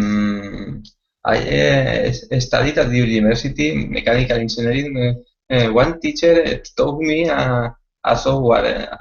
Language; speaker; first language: English; non-native, learner; Spanish